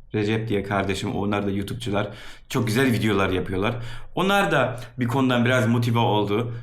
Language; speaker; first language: Turkish; early bilingual, heritage; Turkish